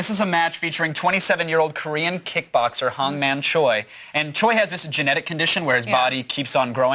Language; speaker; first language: English; native; English